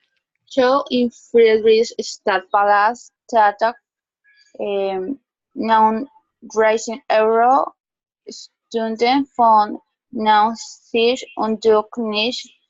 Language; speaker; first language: German; non-native, learner; Spanish